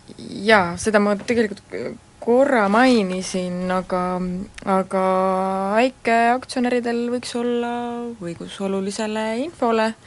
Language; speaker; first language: Estonian; native; Estonian